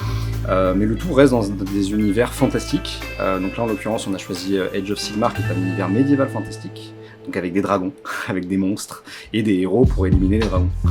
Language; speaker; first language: French; native; French